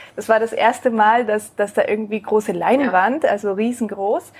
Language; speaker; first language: German; early bilingual, other home language; Spanish